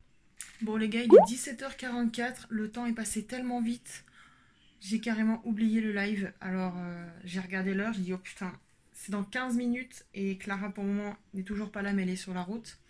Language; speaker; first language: French; native; French